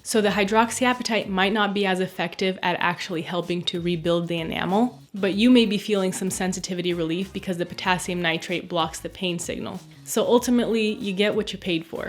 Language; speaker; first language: English; native; English